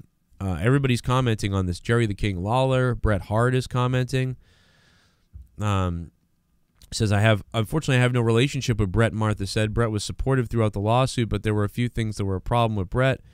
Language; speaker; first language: English; native; English